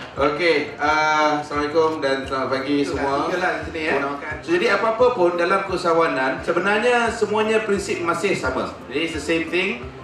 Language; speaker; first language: Malay; native; Malay